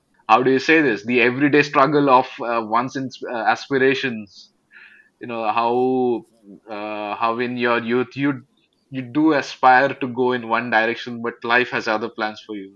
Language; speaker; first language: English; non-native, local second language; Hindi